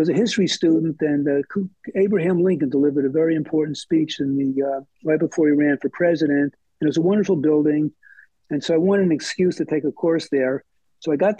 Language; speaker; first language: English; native; English